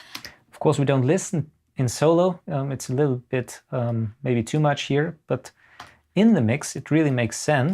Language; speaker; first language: English; non-native, fluent; German